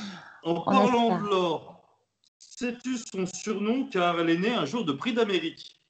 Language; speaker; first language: French; native; French